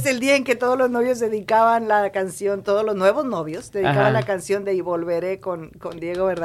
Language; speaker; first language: Spanish; native; Spanish